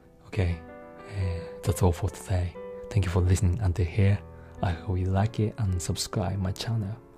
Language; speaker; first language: English; non-native, fluent; Japanese